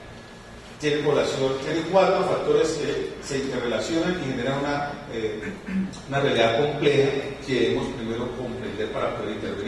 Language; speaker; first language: Spanish; native; Spanish